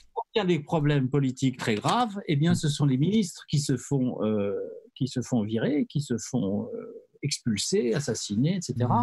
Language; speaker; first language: French; native; French